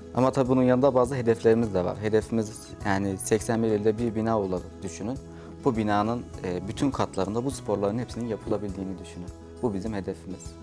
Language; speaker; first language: Turkish; native; Turkish